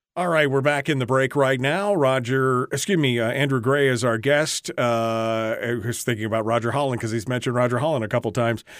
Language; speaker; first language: English; native; English